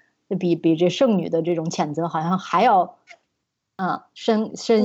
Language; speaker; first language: Chinese; native; Chinese